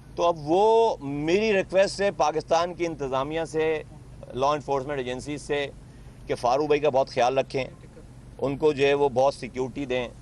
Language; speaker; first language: Urdu; native; Urdu